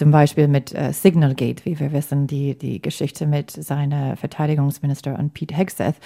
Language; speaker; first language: German; non-native, fluent; English